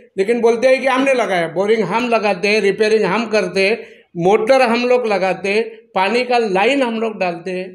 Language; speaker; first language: Hindi; non-native, local second language; Marathi